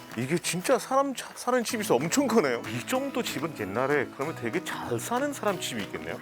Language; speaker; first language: Korean; non-native, fluent; Hindi